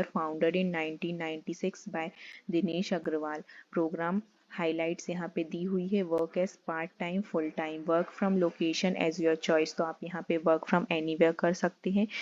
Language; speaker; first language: Hindi; native; Hindi